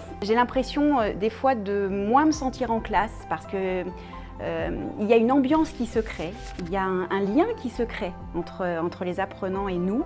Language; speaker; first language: French; native; French